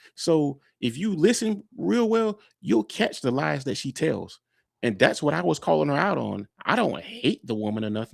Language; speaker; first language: English; native; English